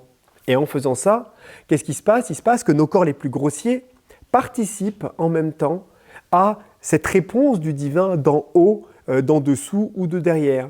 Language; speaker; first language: French; native; French